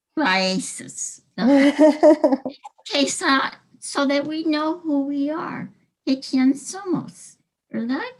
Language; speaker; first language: Spanish; early bilingual, heritage; English